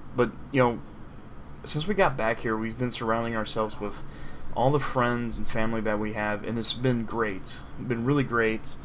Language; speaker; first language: English; native; English